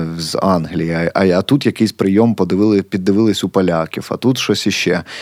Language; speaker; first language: Ukrainian; native; Ukrainian